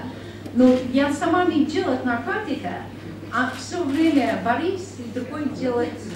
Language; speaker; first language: Russian; non-native, learner; English